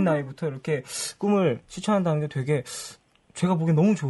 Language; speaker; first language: Korean; native; Korean